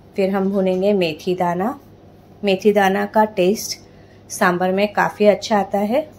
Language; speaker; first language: Hindi; non-native, local second language; Telugu